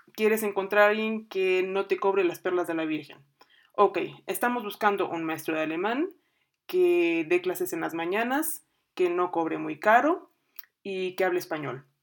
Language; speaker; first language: Spanish; native; Spanish